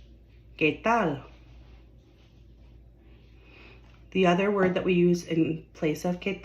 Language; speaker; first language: Spanish; non-native, learner; English